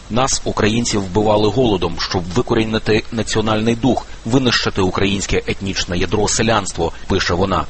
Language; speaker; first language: Ukrainian; native; Ukrainian